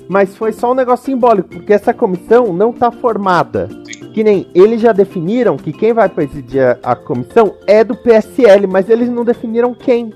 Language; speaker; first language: Portuguese; native; Portuguese